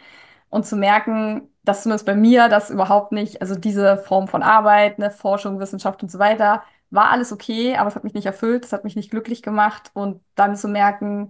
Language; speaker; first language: German; native; German